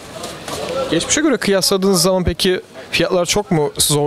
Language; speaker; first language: Turkish; native; Turkish